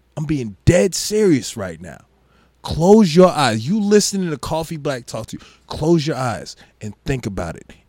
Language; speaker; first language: English; native; English